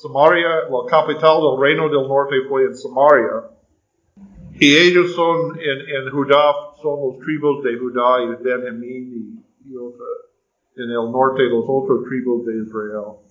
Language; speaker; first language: Spanish; non-native, fluent; English